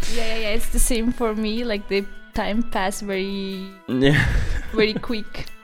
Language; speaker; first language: English; non-native, fluent; Azerbaijani